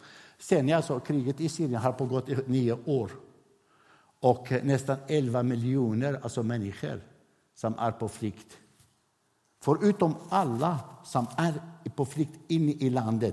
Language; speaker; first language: Swedish; non-native, fluent; Arabic